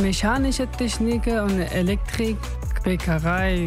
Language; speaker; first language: German; non-native, learner; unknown